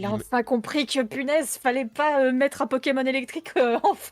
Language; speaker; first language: French; native; French